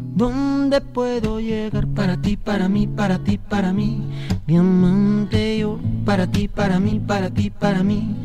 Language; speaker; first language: Spanish; native; Spanish